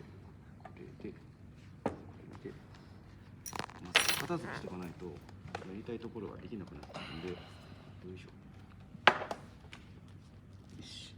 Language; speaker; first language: Japanese; native; Japanese